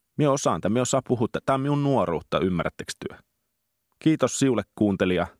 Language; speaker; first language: Finnish; native; Finnish